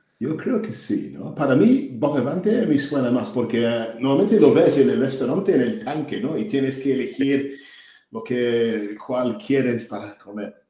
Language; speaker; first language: Spanish; non-native, learner; English